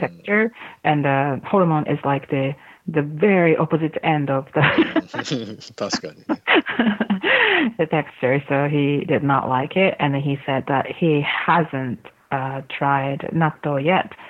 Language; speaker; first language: English; non-native, fluent; Japanese